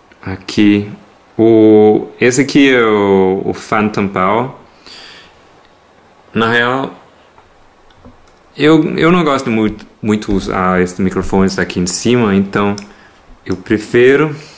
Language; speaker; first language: Portuguese; non-native, fluent; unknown